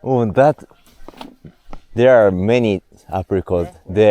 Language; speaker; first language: English; non-native, learner; Japanese